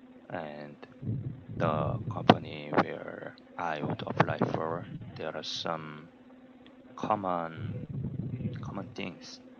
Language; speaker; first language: English; non-native, learner; Korean